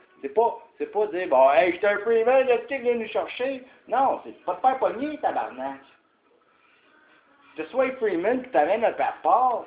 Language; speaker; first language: French; native; French